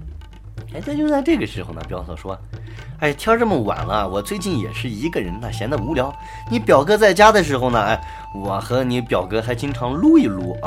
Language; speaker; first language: Chinese; native; Chinese